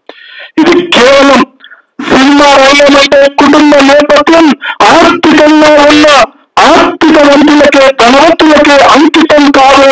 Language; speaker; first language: Telugu; native; Telugu